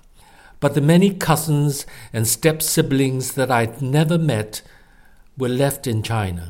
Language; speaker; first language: English; non-native, local second language; Cantonese